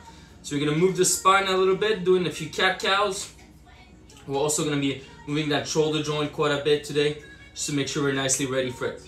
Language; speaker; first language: English; native; English